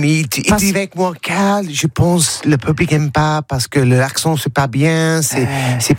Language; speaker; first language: French; non-native, learner; English